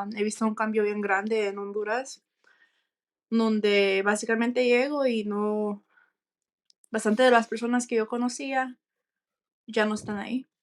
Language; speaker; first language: Spanish; early bilingual, heritage; Spanish